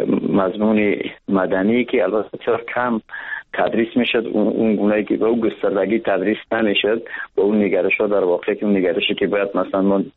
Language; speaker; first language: Persian; native; Persian